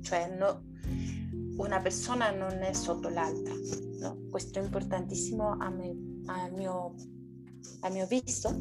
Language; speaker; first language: Italian; non-native, learner; Spanish